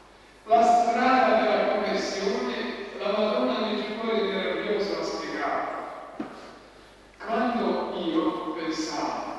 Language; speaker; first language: Italian; non-native, fluent; Croatian